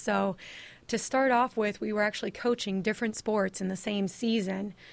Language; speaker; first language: English; native; English